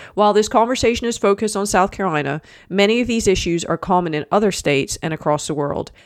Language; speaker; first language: English; native; English